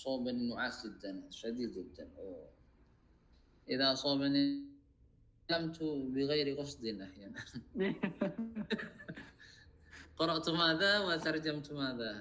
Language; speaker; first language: Arabic; non-native, fluent; Indonesian